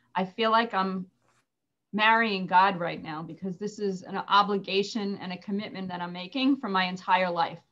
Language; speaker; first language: English; native; English